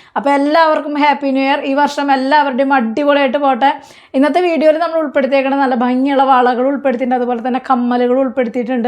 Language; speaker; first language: Malayalam; native; Malayalam